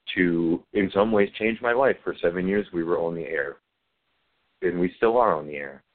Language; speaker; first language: English; native; English